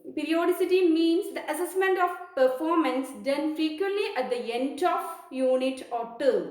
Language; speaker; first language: English; non-native, local second language; Malayalam